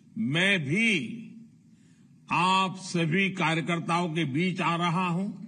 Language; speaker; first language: Hindi; non-native, local second language; Gujarati